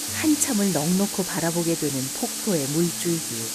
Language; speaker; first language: Korean; native; Korean